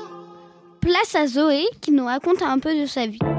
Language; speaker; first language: French; native; French